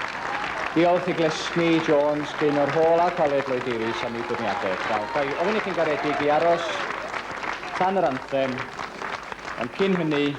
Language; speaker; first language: Welsh; native; Welsh